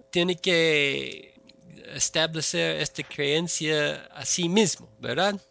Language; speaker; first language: Spanish; non-native, learner; English